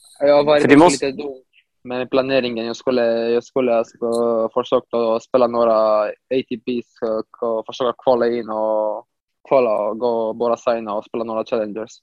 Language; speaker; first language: Swedish; non-native, fluent; Romanian